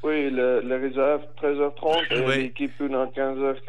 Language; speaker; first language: French; non-native, fluent; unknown